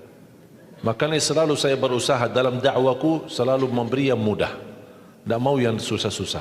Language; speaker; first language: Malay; non-native, fluent; Arabic